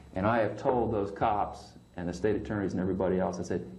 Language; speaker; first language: English; native; English